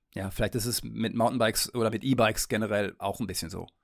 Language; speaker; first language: German; native; German